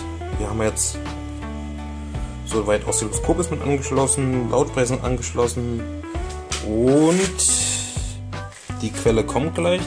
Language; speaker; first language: German; native; German